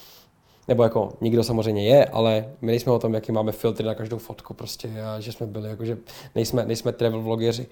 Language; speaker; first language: Czech; native; Czech